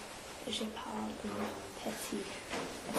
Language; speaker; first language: French; non-native, learner; English